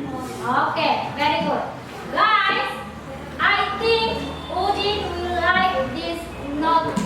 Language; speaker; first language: English; non-native, fluent; Indonesian